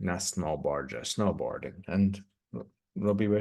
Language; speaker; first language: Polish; non-native, learner; English